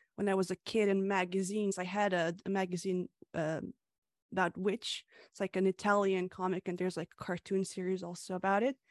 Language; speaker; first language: English; early bilingual, other home language; Hungarian